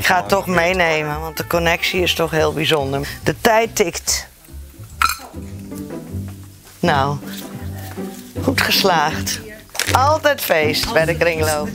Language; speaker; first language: Dutch; native; Dutch